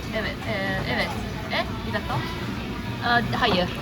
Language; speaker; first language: Turkish; non-native, learner; Japanese